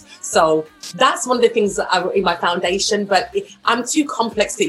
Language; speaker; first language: English; native; English